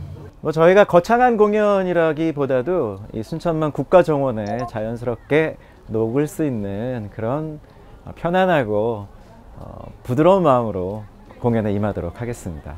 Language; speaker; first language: Korean; native; Korean